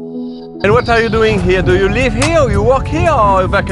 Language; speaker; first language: English; non-native, learner; French